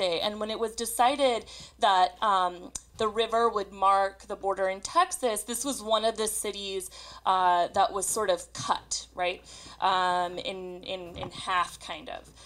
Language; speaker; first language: English; native; English